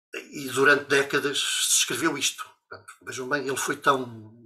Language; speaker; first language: Portuguese; native; Portuguese